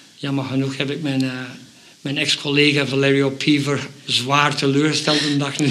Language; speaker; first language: Dutch; non-native, fluent; English